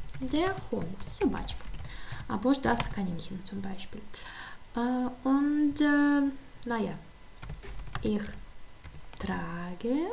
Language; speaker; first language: German; non-native, fluent; Ukrainian